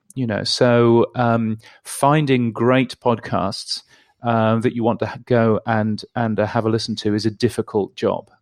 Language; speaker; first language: English; native; English